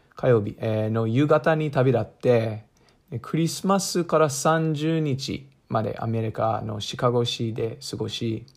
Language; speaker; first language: Japanese; non-native, fluent; English